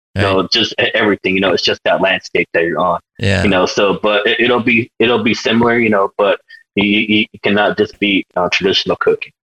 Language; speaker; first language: English; native; English